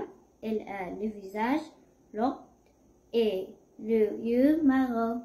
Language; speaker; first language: French; non-native, learner; Arabic